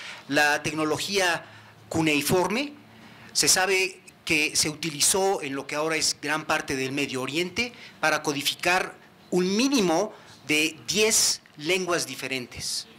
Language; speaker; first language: Spanish; native; Spanish